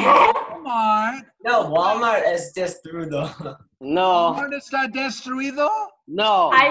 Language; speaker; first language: Spanish; non-native, learner; English